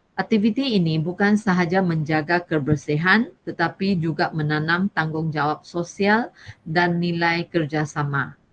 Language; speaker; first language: Malay; non-native, local second language; Chinese